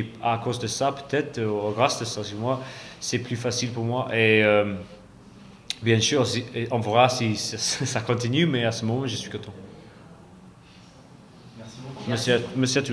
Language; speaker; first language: French; non-native, fluent; English